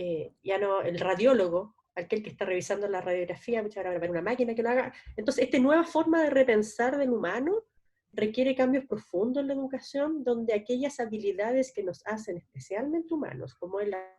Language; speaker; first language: Spanish; native; Spanish